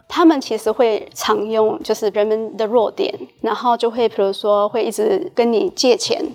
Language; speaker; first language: Chinese; early bilingual, heritage; Chinese